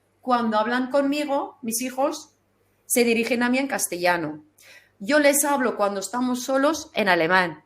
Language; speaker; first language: Spanish; non-native, fluent; German